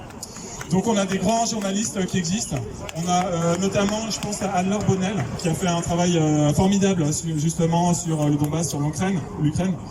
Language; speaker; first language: French; native; French